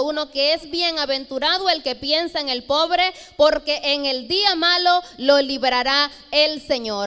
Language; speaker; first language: Spanish; native; Spanish